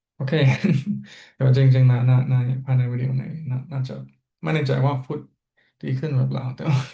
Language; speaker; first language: Thai; non-native, learner; English